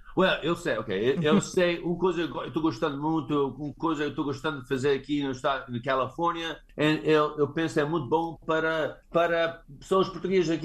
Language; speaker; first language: Portuguese; early bilingual, heritage; English